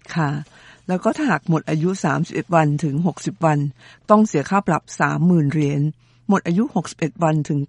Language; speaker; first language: Thai; native; Thai